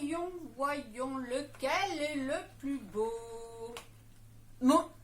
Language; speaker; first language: French; native; French